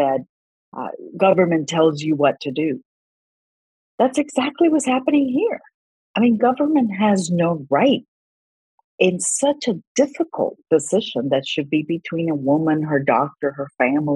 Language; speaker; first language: English; non-native, fluent; Spanish